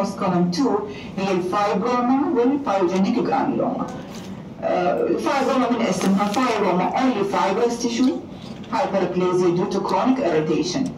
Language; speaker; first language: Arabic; native; Arabic